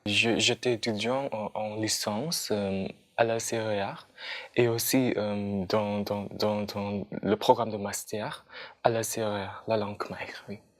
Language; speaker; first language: French; non-native, fluent; Khmer